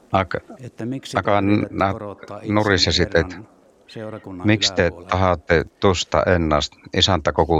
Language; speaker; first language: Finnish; non-native, learner; Estonian